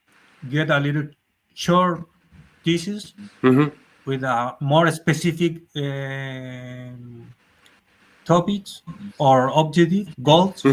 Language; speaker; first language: English; non-native, learner; Spanish